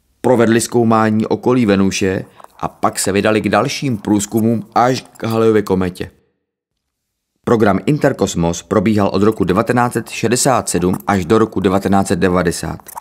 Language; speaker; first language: Czech; native; Czech